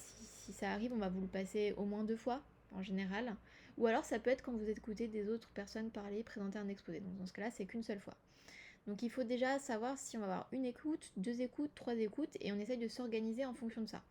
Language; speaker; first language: French; native; French